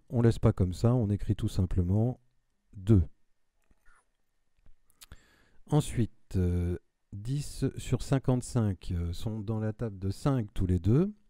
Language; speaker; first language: French; native; French